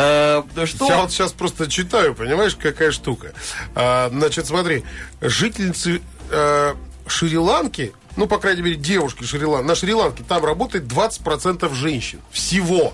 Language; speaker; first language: Russian; native; Russian